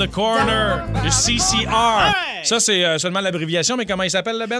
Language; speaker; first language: French; native; French